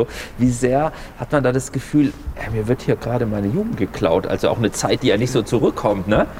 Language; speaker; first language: German; native; German